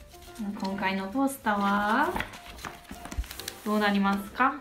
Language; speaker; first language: Japanese; non-native, learner; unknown